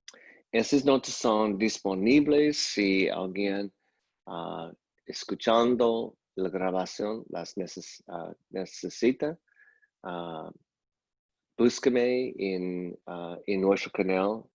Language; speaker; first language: Spanish; non-native, fluent; English